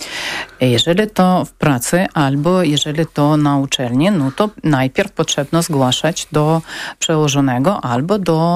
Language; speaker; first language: Polish; non-native, learner; Ukrainian